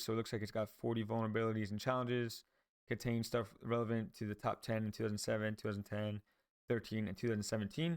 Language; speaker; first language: English; native; English